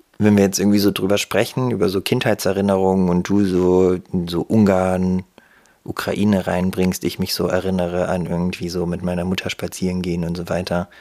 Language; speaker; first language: German; early bilingual, other home language; Russian